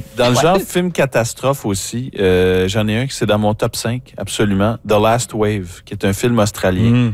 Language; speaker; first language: French; native; French